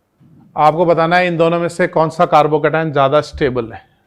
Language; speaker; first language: Hindi; native; Hindi